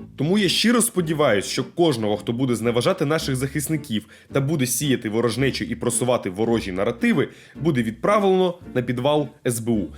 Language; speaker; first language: Ukrainian; non-native, local second language; Russian